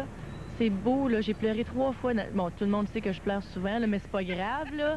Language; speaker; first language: French; native; French